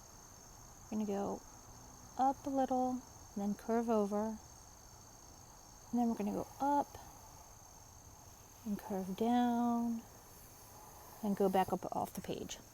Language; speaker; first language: English; native; English